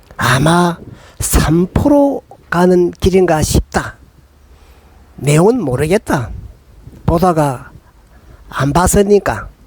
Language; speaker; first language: Korean; native; Korean